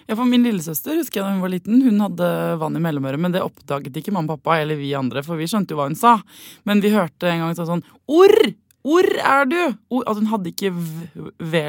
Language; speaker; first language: Norwegian; native; Norwegian